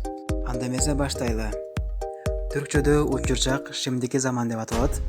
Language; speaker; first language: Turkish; non-native, fluent; Kyrgyz